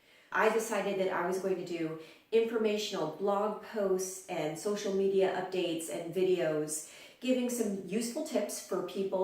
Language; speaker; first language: English; native; English